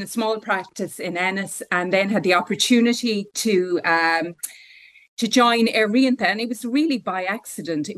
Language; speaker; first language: English; native; English